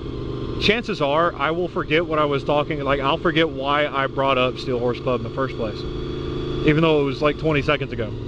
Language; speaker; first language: English; native; English